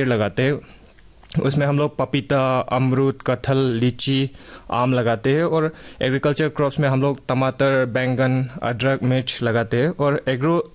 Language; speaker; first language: Hindi; non-native, local second language; Manipuri